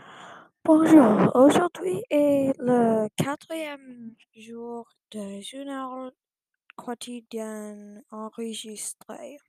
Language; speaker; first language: French; non-native, learner; English